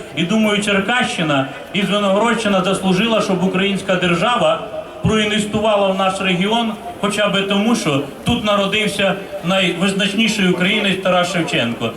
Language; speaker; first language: Ukrainian; native; Ukrainian